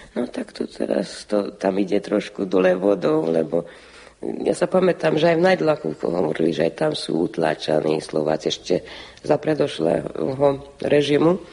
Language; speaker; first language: Slovak; early bilingual, heritage; Slovak